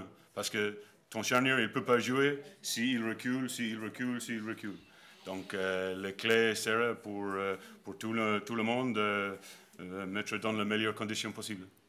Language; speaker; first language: French; non-native, learner; English